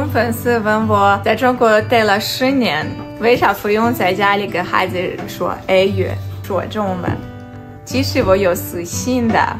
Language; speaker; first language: Chinese; non-native, fluent; Russian